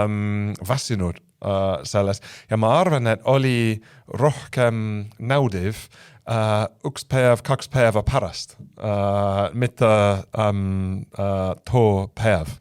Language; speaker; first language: Estonian; non-native, fluent; English